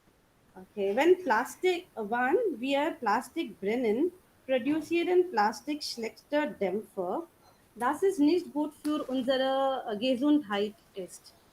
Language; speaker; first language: German; non-native, learner; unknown